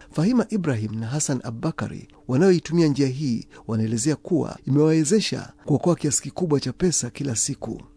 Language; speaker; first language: Swahili; non-native, local second language; Ganda